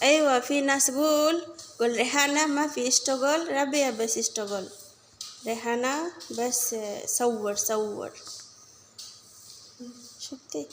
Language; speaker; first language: Arabic; non-native, learner; Bangla